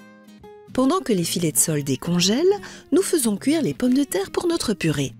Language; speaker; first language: French; native; French